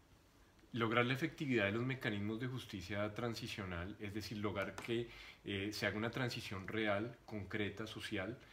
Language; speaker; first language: Spanish; native; Spanish